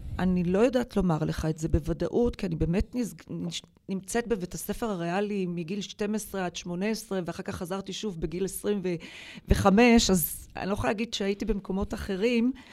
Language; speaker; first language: Hebrew; native; Hebrew